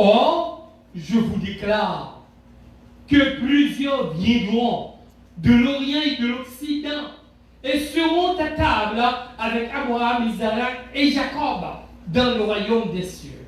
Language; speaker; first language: French; non-native, local second language; Haitian Creole